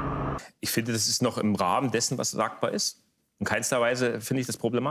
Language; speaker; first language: German; native; German